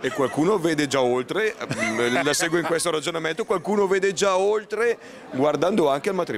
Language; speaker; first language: Italian; native; Italian